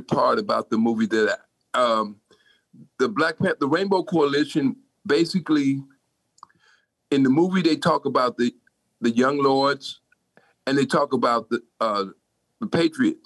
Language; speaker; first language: English; native; English